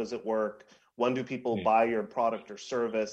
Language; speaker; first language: English; native; English